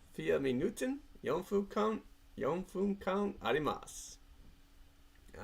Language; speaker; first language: Japanese; non-native, fluent; English